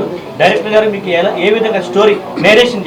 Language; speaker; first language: Telugu; native; Telugu